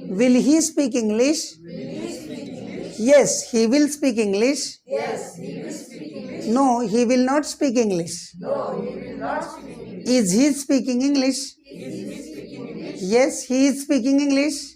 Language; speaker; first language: English; non-native, local second language; Marathi